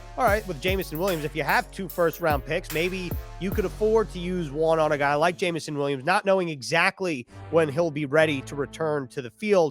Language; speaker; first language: English; native; English